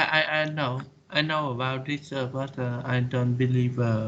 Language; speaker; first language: English; non-native, learner; Vietnamese